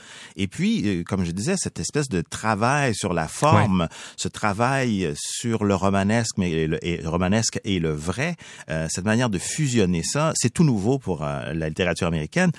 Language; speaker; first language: French; native; French